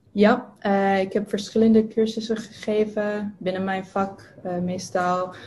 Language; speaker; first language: Dutch; non-native, fluent; English